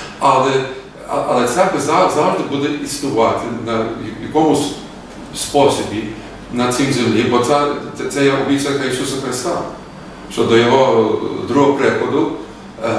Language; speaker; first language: Ukrainian; early bilingual, heritage; Ukrainian